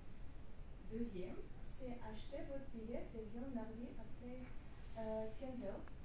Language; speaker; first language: French; non-native, learner; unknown